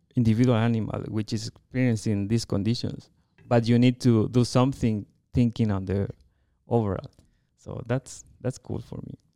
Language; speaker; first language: English; non-native, fluent; Spanish